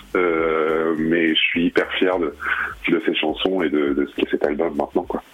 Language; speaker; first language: French; early bilingual, other home language; Arabic